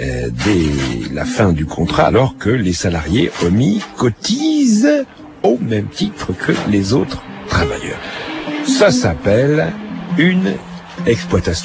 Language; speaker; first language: French; native; French